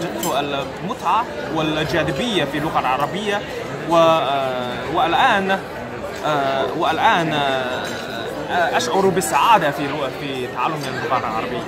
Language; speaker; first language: Arabic; non-native, learner; Chinese